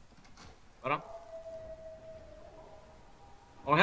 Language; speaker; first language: Swedish; native; Swedish